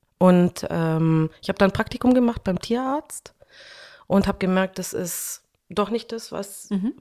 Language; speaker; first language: German; early bilingual, other home language; Hungarian